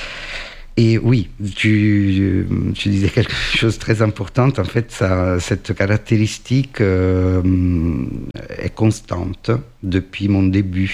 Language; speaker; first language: French; non-native, fluent; Italian